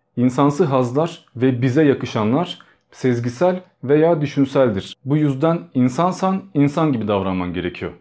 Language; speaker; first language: Turkish; early bilingual, other home language; Albanian